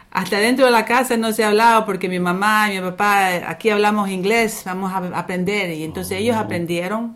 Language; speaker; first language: Spanish; early bilingual, other home language; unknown